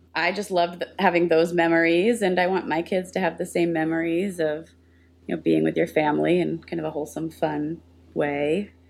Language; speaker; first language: English; native; English